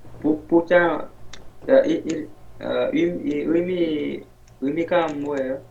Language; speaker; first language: Korean; non-native, learner; Vietnamese